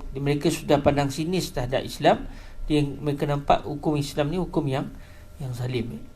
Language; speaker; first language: Malay; native; Malay